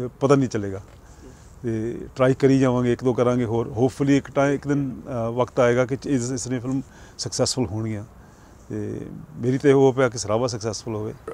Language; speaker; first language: Punjabi; early bilingual, heritage; Punjabi